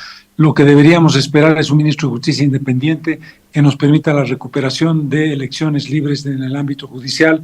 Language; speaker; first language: Spanish; native; Spanish